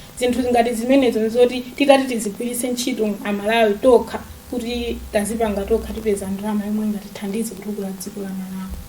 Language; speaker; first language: Nyanja; native; Nyanja